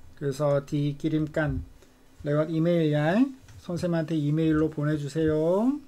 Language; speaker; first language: Korean; native; Korean